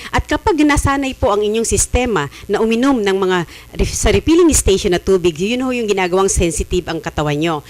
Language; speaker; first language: Filipino; native; Filipino